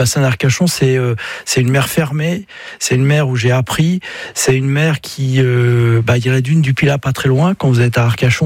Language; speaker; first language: French; native; French